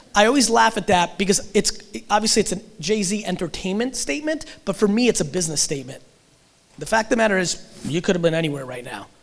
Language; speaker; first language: English; early bilingual, other home language; Russian